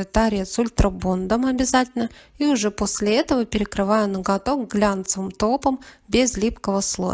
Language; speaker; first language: Russian; native; Russian